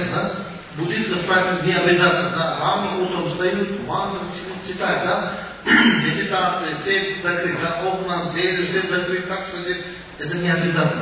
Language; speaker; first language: Russian; non-native, learner; Tibetan